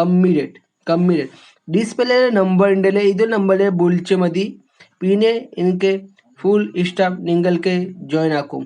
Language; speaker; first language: Malayalam; non-native, learner; Hindi